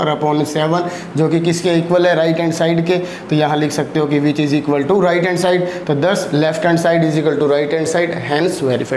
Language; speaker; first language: Hindi; native; Hindi